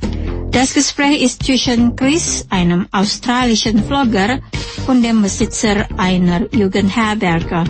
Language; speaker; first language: German; non-native, fluent; Indonesian